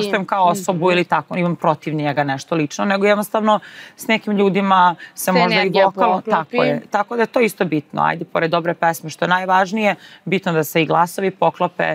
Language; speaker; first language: Serbian; native; Serbian